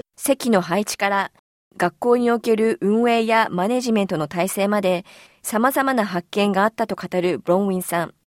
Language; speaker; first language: Japanese; native; Japanese